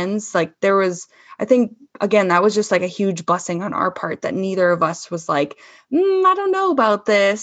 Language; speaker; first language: English; native; English